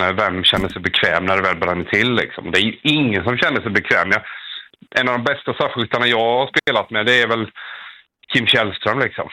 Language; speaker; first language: Swedish; native; Swedish